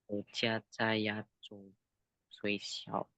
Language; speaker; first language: Chinese; non-native, learner; Indonesian